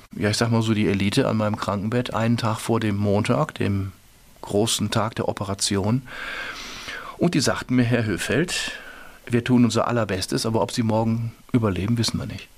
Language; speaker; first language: German; native; German